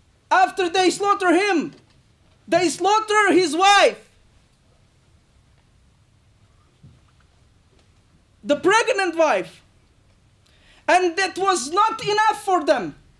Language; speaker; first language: English; non-native, fluent; Bosnian